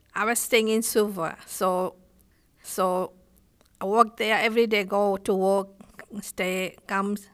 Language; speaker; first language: English; non-native, fluent; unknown